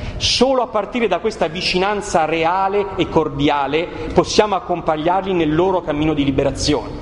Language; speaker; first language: Italian; native; Italian